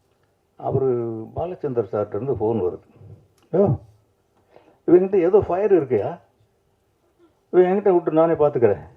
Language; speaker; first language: Tamil; native; Tamil